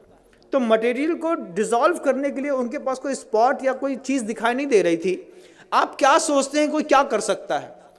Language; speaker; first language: Hindi; native; Hindi